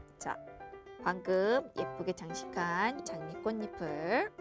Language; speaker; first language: Korean; native; Korean